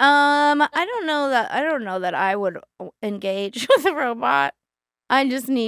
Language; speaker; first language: English; native; English